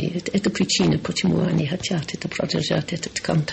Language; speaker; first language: Russian; non-native, learner; English